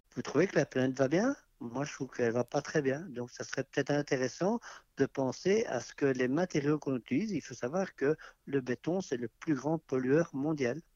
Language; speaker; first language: French; native; French